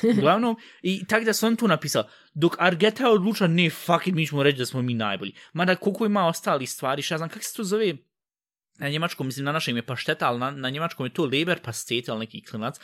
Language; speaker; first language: Bosnian; early bilingual, heritage; Bosnian